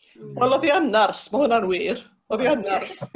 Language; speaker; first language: Welsh; native; Welsh